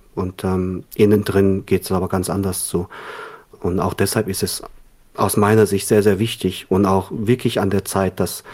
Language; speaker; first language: German; early bilingual, other home language; Korean